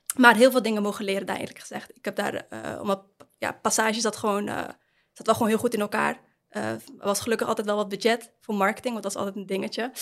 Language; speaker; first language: Dutch; early bilingual, other home language; Arabic